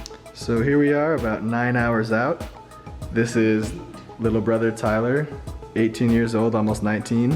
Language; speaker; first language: English; native; English